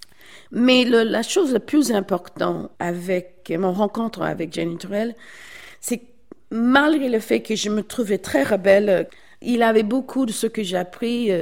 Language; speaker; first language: French; non-native, fluent; English